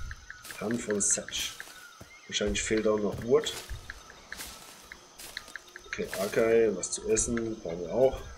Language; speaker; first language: German; native; German